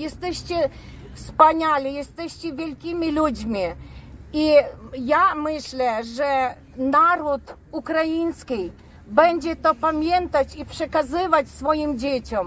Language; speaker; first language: Polish; non-native, fluent; Ukrainian